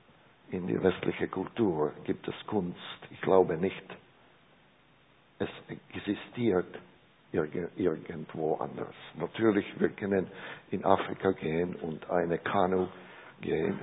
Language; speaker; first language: German; non-native, learner; Czech